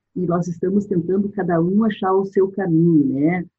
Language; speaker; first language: Portuguese; native; Portuguese